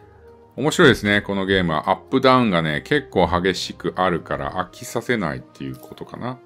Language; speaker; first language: Japanese; native; Japanese